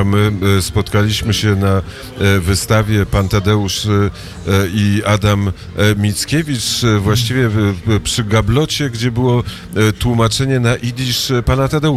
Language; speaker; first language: Polish; native; Polish